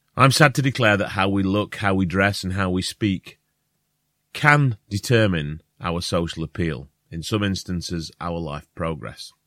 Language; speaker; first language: English; native; English